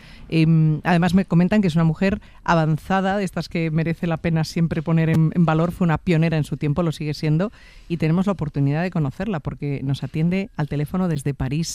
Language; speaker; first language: Spanish; native; Spanish